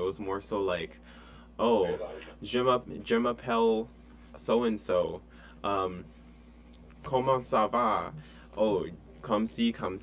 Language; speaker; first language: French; non-native, fluent; English